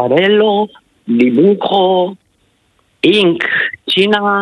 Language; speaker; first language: Spanish; non-native, learner; Italian